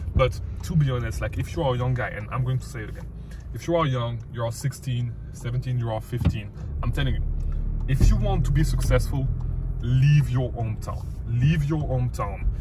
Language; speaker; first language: English; non-native, fluent; French